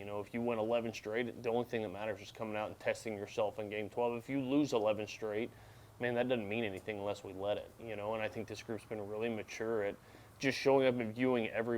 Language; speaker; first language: English; native; English